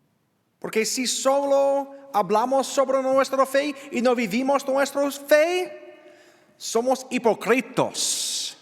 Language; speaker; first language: Spanish; non-native, learner; English